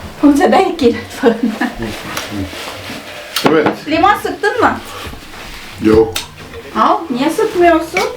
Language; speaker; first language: Turkish; non-native, learner; Thai